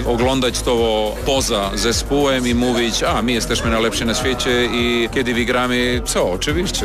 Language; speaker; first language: Polish; non-native, fluent; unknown